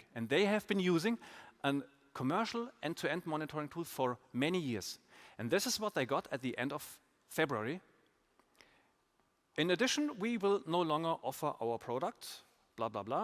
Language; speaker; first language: English; non-native, fluent; German